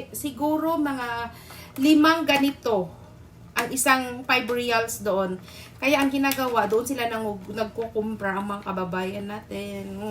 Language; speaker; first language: Filipino; non-native, local second language; Cebuano